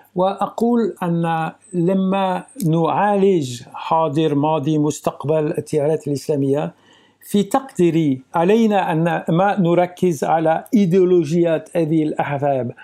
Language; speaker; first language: Arabic; non-native, fluent; French